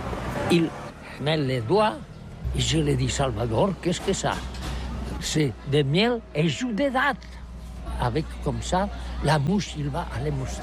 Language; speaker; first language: French; non-native, learner; Catalan